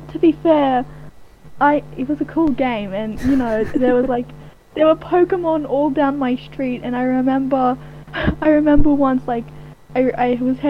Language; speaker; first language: English; native; English